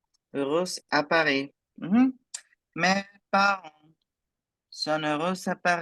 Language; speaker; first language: French; non-native, fluent; Spanish